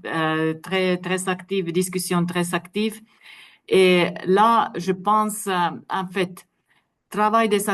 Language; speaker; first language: French; non-native, fluent; Finnish